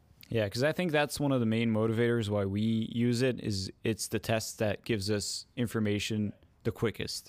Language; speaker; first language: English; non-native, fluent; Dutch